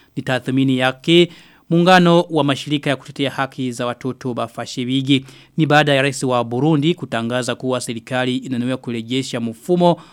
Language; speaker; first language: Swahili; non-native, local second language; Rundi